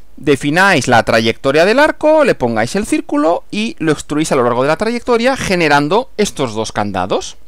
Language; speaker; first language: Spanish; native; Spanish